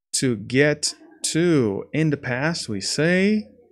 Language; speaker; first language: English; non-native, fluent; Portuguese